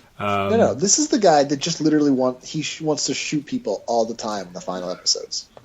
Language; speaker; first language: English; native; English